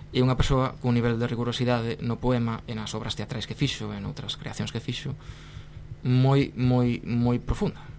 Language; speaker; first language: Galician; non-native, local second language; Spanish